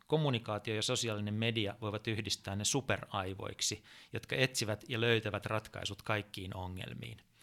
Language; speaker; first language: Finnish; native; Finnish